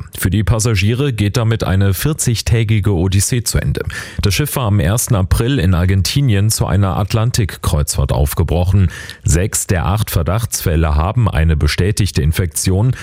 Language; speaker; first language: German; native; German